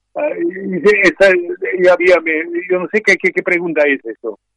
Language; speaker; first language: Spanish; non-native, learner; French